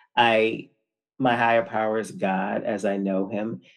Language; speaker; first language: English; native; English